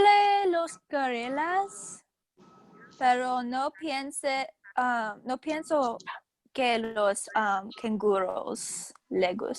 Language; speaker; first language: Spanish; non-native, learner; English